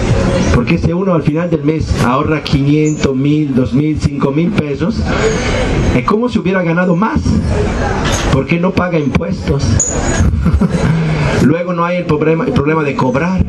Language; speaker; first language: Spanish; non-native, fluent; Italian